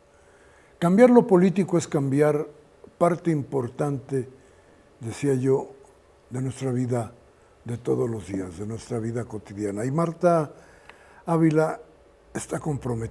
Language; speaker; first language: Spanish; native; Spanish